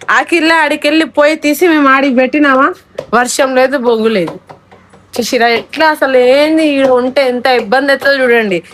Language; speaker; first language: Telugu; non-native, local second language; Lambadi